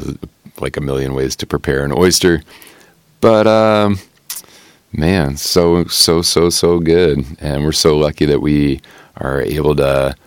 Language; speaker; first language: English; native; English